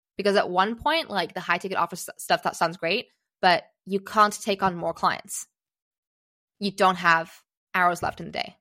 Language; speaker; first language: English; early bilingual, other home language; Czech